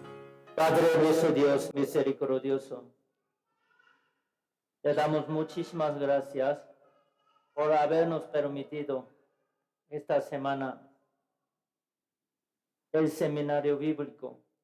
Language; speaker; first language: Spanish; non-native, fluent; Korean